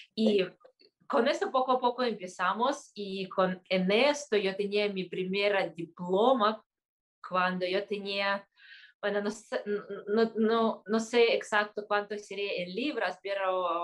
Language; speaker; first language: Spanish; non-native, fluent; Kyrgyz